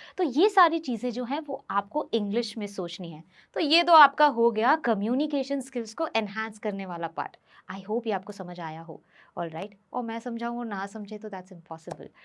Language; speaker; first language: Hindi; non-native, local second language; Bhojpuri